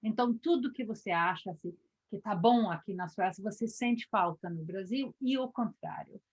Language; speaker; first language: Portuguese; non-native, fluent; Swedish